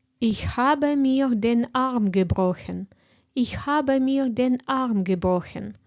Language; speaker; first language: German; non-native, fluent; Ukrainian